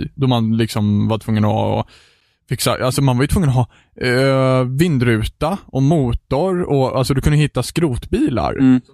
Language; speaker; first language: Swedish; native; Swedish